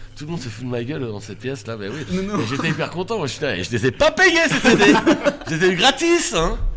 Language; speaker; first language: French; native; French